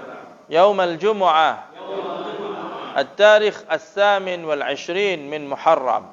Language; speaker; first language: Arabic; non-native, fluent; Indonesian